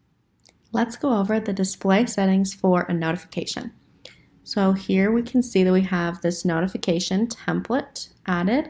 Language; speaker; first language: English; native; English